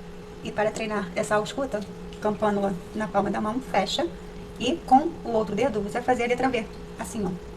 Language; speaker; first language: Portuguese; native; Portuguese